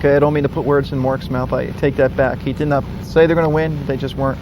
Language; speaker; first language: English; native; English